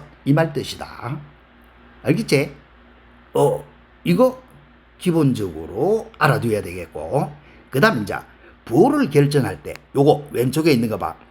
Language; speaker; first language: Korean; native; Korean